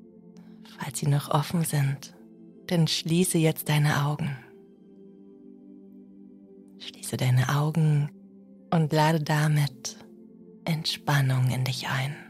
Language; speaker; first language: German; native; German